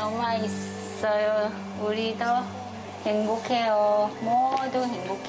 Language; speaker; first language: Korean; non-native, learner; Thai